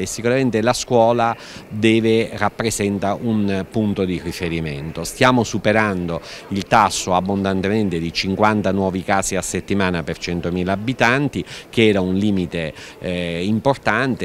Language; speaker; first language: Italian; native; Italian